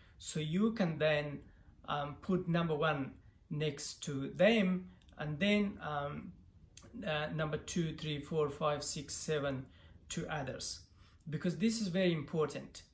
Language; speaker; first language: English; non-native, fluent; Persian